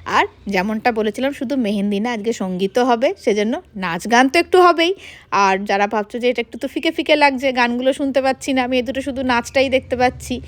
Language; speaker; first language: Bangla; non-native, local second language; Hindi